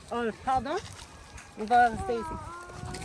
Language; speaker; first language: French; non-native, learner; English